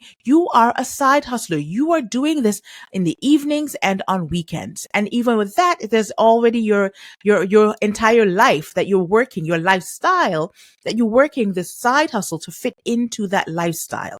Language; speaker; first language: English; native; English